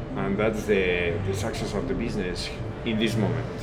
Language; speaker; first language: English; non-native, learner; Spanish